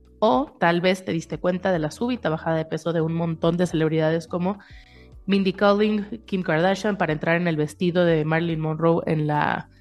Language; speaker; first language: Spanish; native; Spanish